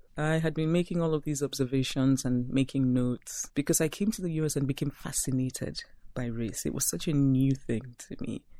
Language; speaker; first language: English; non-native, local second language; Igbo